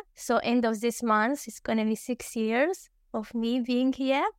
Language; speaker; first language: English; early bilingual, other home language; Arabic